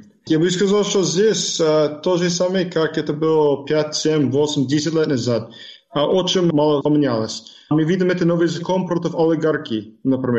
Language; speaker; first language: Russian; non-native, fluent; English